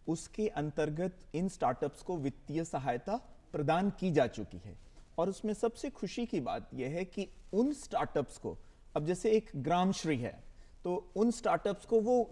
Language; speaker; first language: Hindi; native; Hindi